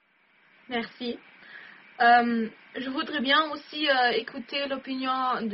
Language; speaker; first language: French; non-native, fluent; German